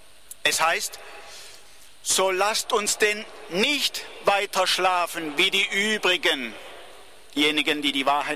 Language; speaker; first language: German; native; German